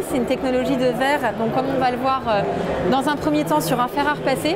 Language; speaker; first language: French; native; French